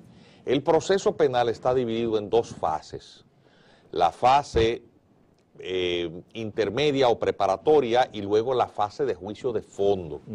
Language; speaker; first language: Spanish; native; Spanish